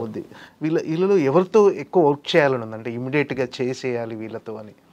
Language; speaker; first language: Telugu; native; Telugu